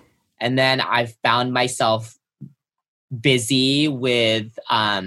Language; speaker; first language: English; non-native, local second language; Filipino